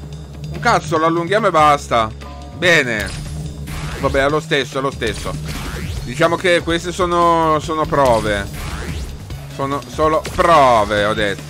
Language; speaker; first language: Italian; native; Italian